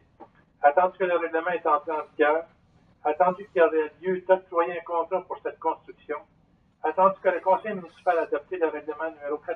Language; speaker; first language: French; native; French